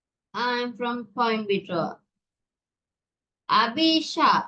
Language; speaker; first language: English; non-native, local second language; Tamil